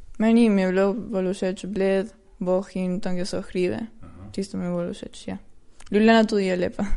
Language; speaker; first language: Slovenian; early bilingual, heritage; Slovenian